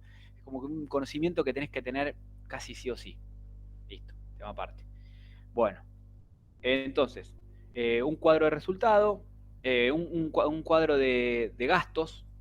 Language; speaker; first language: Spanish; native; Spanish